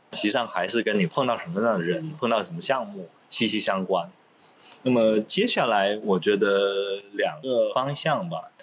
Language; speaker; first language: Chinese; non-native, local second language; Cantonese